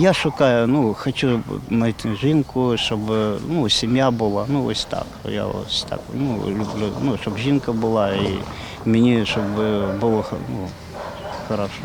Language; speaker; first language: Ukrainian; non-native, local second language; Russian